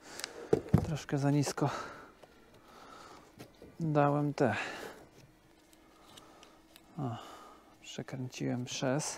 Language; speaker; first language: Polish; native; Polish